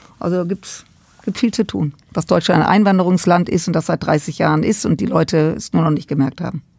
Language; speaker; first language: German; native; German